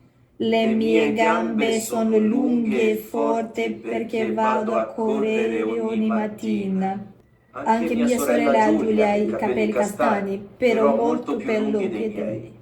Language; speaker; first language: Italian; non-native, learner; Portuguese